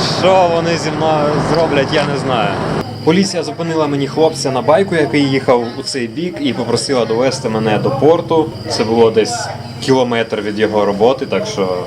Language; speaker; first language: Ukrainian; non-native, local second language; Russian